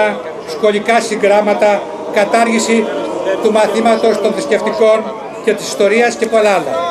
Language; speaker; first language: Greek; native; Greek